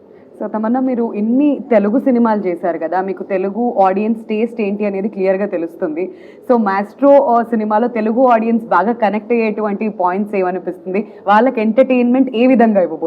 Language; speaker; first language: Telugu; native; Telugu